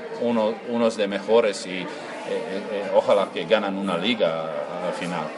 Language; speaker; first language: Spanish; non-native, learner; Croatian